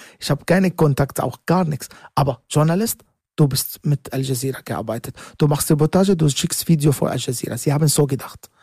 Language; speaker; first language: German; non-native, learner; Arabic